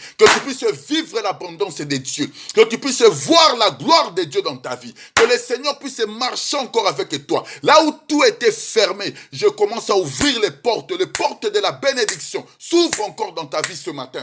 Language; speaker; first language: French; non-native, local second language; Lingala